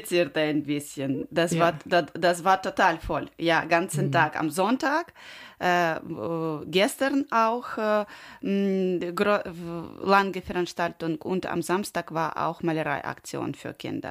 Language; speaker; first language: German; non-native, learner; Ukrainian